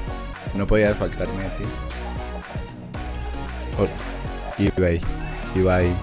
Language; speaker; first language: Spanish; native; Spanish